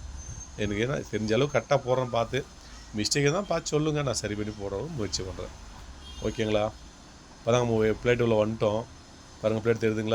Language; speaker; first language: Tamil; native; Tamil